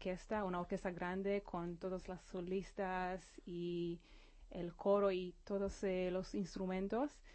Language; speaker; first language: Spanish; non-native, fluent; Hebrew